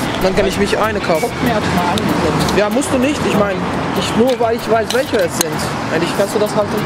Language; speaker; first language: German; native; German